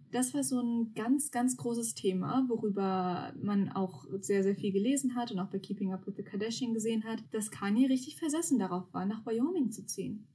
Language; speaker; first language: German; early bilingual, other home language; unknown